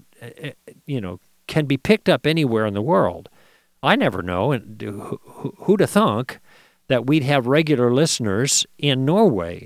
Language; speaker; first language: English; native; English